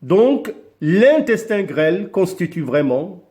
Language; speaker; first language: French; non-native, local second language; Arabic